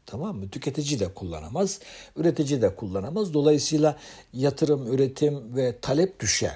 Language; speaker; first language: Turkish; native; Turkish